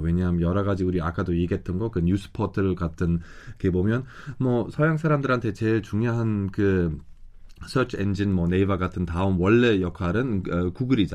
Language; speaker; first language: Korean; non-native, fluent; German